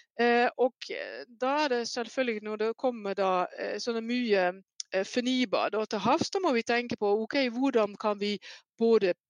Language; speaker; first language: Norwegian; non-native, fluent; Dutch